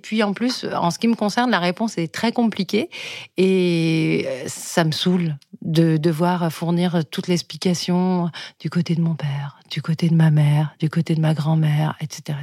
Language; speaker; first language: French; native; French